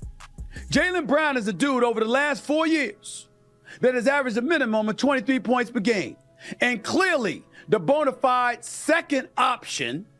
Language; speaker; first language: English; native; English